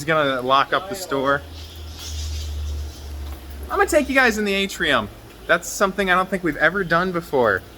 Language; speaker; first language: English; native; English